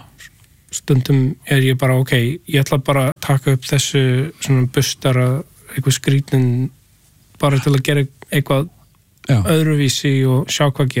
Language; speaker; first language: Icelandic; non-native, learner; English